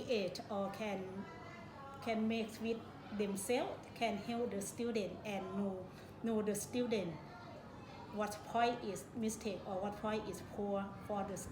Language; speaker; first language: English; non-native, learner; Thai